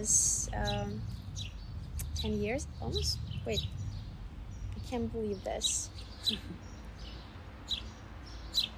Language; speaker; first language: English; non-native, fluent; Russian